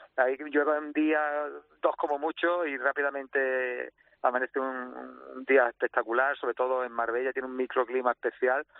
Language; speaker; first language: Spanish; native; Spanish